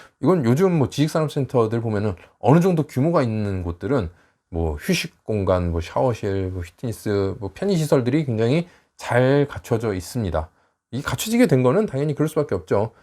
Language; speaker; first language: Korean; native; Korean